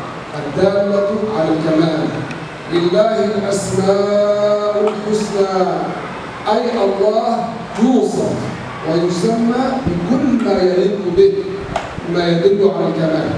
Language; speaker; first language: Arabic; native; Arabic